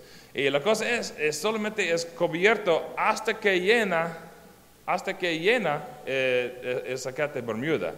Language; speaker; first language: Spanish; non-native, learner; English